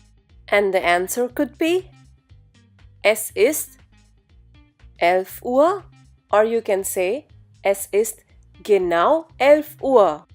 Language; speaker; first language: German; non-native, fluent; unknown